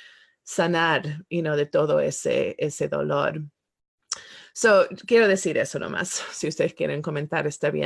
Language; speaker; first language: Spanish; non-native, fluent; English